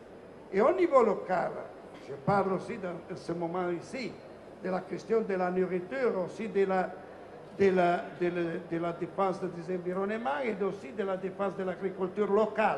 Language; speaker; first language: French; non-native, fluent; Italian